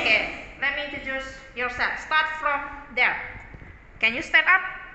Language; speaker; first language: English; non-native, learner; Indonesian